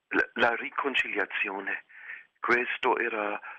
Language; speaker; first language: Italian; non-native, fluent; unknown